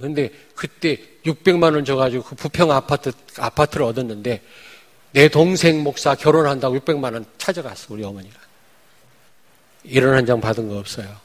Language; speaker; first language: Korean; native; Korean